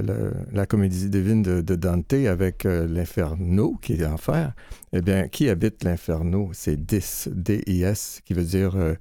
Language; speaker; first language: French; native; French